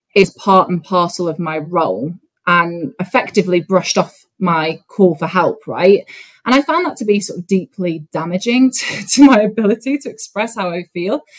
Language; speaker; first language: English; native; English